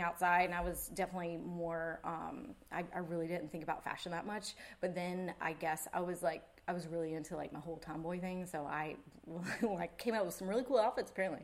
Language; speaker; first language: English; native; English